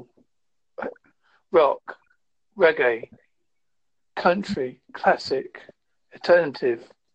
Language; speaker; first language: English; native; English